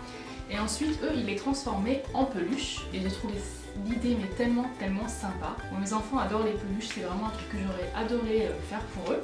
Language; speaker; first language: French; native; French